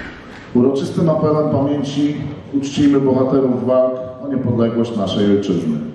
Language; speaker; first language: Polish; native; Polish